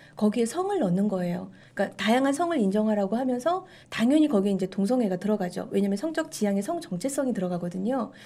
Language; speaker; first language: Korean; native; Korean